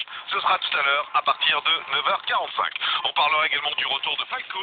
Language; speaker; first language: French; native; French